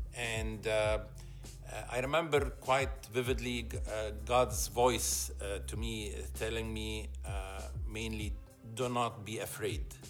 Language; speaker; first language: English; non-native, fluent; Arabic